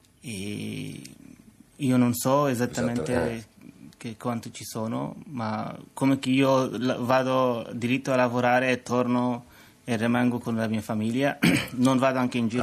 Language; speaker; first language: Italian; non-native, learner; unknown